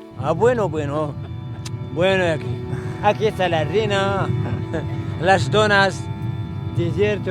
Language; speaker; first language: Spanish; non-native, learner; Arabic